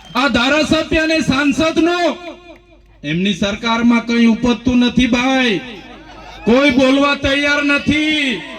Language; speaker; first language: Gujarati; non-native, local second language; Vasavi